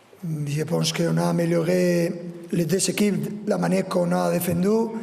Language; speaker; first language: French; non-native, fluent; Spanish